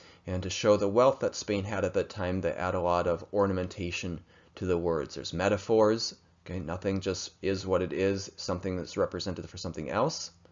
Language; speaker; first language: English; native; English